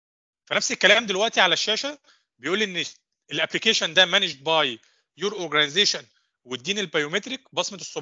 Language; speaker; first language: Arabic; native; Arabic